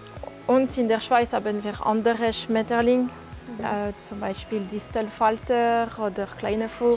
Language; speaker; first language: German; non-native, local second language; French